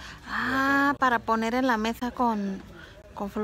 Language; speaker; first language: Spanish; native; Spanish